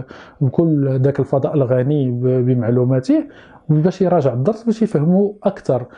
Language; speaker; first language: Arabic; native; Arabic